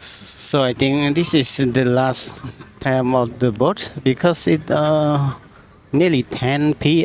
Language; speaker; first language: English; non-native, learner; Khmer